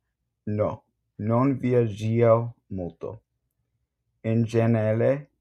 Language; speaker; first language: Italian; non-native, learner; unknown